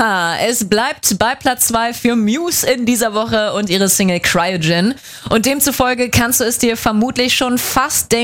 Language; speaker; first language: German; native; German